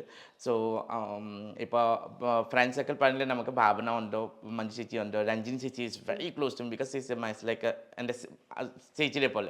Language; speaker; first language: Malayalam; non-native, fluent; Assamese